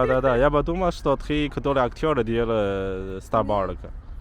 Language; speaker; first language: Russian; non-native, learner; Chinese